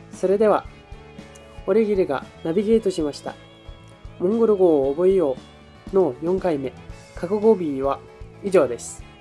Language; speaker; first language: Japanese; non-native, fluent; Mongolian